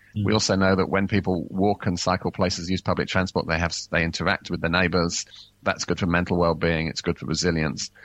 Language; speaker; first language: English; native; English